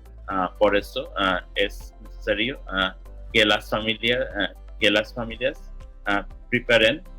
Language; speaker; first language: Spanish; non-native, learner; English